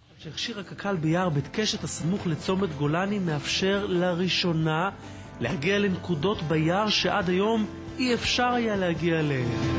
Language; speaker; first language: Hebrew; native; Hebrew